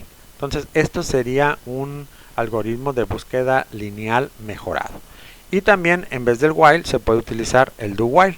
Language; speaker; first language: Spanish; native; Spanish